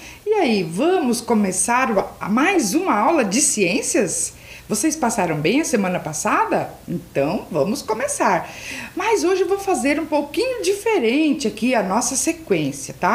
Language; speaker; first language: Portuguese; native; Portuguese